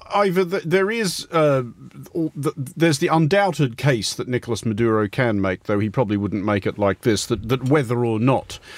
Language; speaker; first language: English; native; English